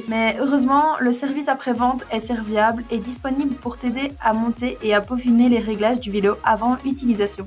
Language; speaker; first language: French; native; French